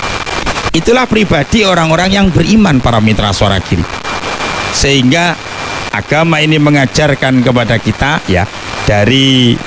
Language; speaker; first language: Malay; non-native, local second language; Javanese